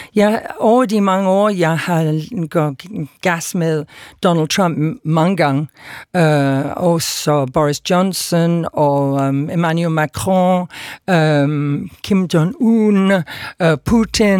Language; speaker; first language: Danish; non-native, fluent; English